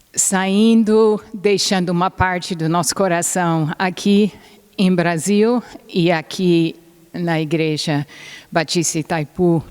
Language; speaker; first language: Portuguese; non-native, fluent; English